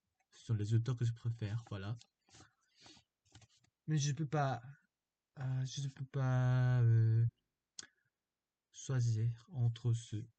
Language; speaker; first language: French; non-native, fluent; Korean